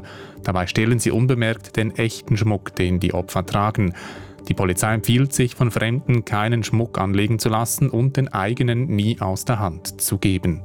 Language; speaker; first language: German; native; German